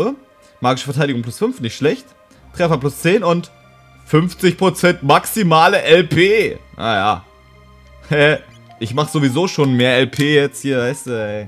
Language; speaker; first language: German; native; German